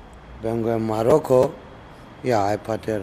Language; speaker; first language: Spanish; non-native, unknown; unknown